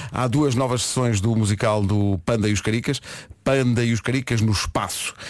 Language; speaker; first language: Portuguese; native; Portuguese